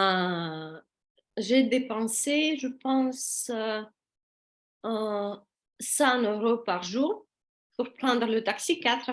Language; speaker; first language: French; non-native, learner; Russian